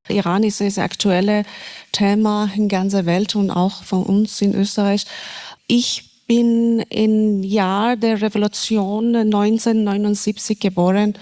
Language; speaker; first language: German; non-native, learner; Persian